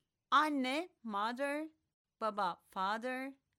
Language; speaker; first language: English; non-native, fluent; Turkish